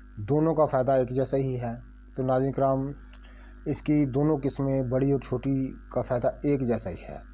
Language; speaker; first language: Urdu; non-native, local second language; Punjabi